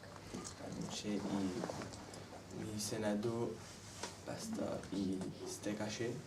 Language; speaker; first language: Spanish; non-native, learner; French